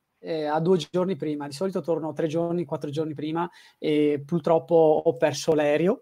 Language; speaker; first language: Italian; early bilingual, other home language; Tigrinya